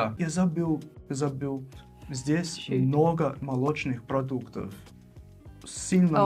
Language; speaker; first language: Russian; non-native, fluent; English